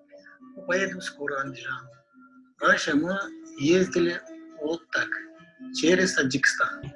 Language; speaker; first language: Russian; non-native, learner; Uzbek